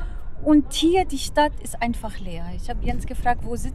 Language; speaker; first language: German; non-native, fluent; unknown